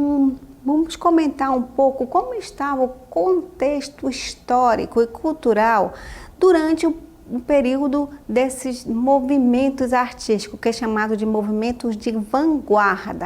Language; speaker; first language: Portuguese; native; Portuguese